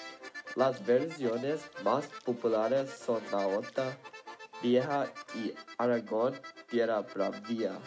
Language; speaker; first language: Spanish; non-native, learner; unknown